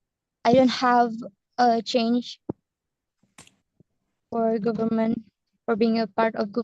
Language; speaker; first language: English; non-native, learner; Indonesian